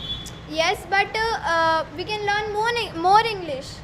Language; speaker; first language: English; non-native, learner; Hindi